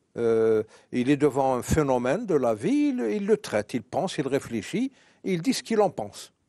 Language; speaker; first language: French; non-native, local second language; Arabic